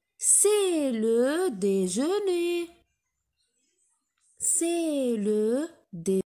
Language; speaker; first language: French; non-native, local second language; Arabic